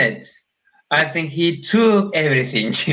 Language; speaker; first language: English; non-native, learner; Turkish